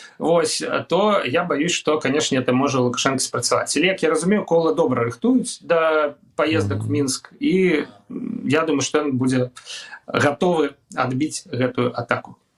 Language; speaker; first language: Belarusian; non-native, local second language; Russian